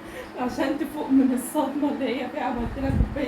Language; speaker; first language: Arabic; native; Arabic